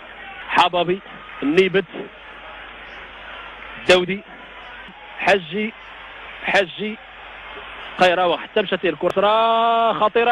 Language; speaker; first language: Arabic; native; Arabic